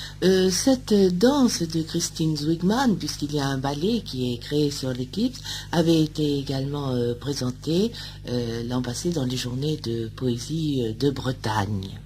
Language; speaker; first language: French; native; French